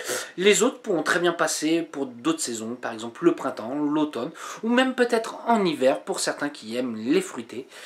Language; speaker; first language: French; native; French